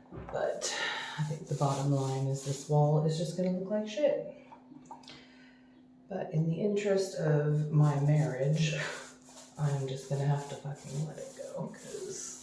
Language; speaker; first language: English; native; English